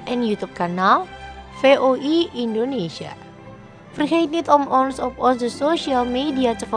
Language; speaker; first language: Dutch; non-native, learner; Indonesian